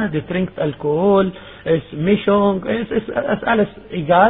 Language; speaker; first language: German; non-native, fluent; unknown